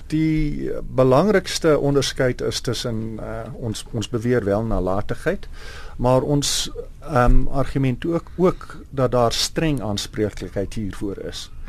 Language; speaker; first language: Afrikaans; non-native, local second language; English